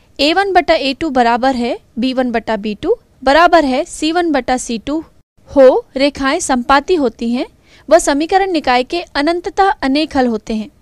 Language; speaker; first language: Hindi; native; Hindi